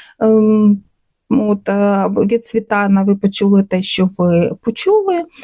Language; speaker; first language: Ukrainian; non-native, local second language; Russian